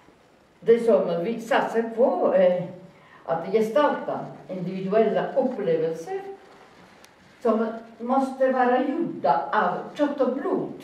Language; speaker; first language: Swedish; non-native, fluent; Italian